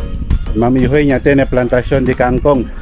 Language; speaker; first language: Spanish; non-native, learner; Filipino